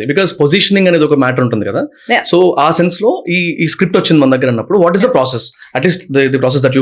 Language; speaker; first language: Telugu; native; Telugu